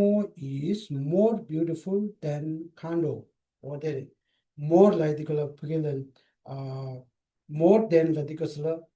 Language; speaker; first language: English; non-native, learner; Tibetan